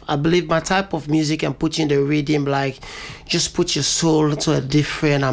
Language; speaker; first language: English; non-native, local second language; Krio